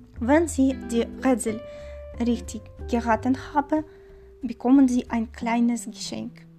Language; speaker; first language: German; non-native, learner; Chinese